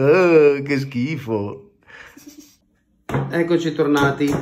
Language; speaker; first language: Italian; native; Italian